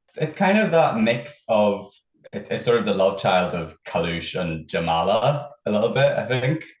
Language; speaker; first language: English; native; English